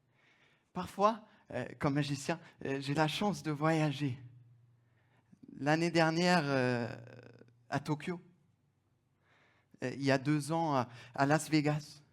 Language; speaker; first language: French; non-native, fluent; German